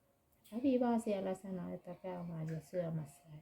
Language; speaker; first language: Finnish; non-native, learner; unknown